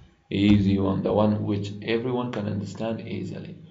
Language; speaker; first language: English; non-native, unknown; Persian